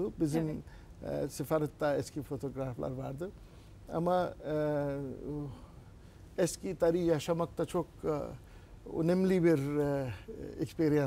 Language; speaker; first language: Turkish; non-native, learner; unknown